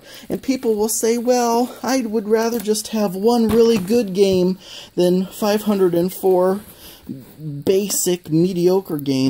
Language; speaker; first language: English; native; English